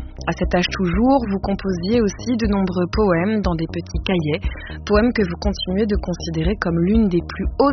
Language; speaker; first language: French; native; French